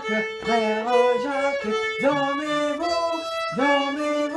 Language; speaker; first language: French; non-native, learner; Vietnamese